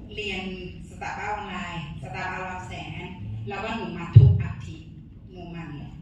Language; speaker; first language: Thai; non-native, fluent; Burmese